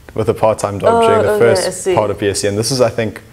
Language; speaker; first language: English; native; English